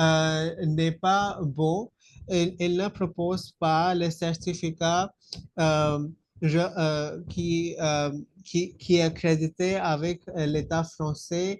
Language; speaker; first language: French; non-native, fluent; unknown